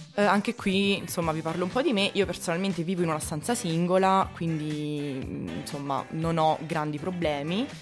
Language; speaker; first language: Italian; native; Italian